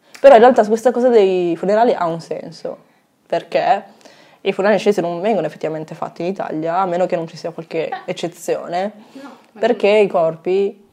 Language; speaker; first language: Italian; early bilingual, other home language; Chinese